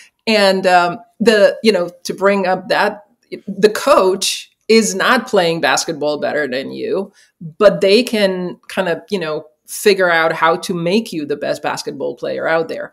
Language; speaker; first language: English; non-native, fluent; Czech